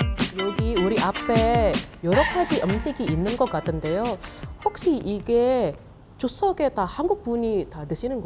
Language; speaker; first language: Korean; non-native, fluent; Indonesian